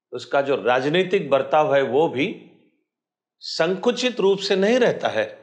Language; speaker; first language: Hindi; non-native, local second language; Marathi